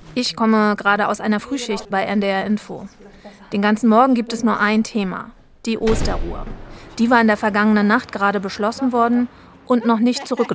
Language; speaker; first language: German; native; German